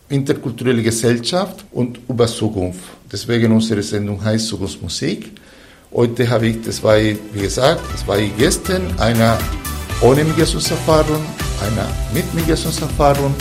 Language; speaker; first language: German; non-native, fluent; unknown